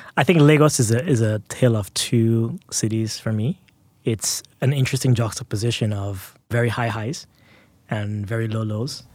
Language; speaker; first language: English; non-native, local second language; Yoruba